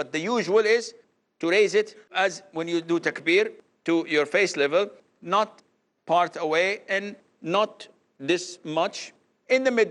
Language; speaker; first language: English; non-native, fluent; Arabic